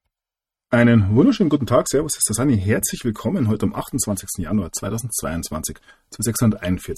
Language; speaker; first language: German; native; German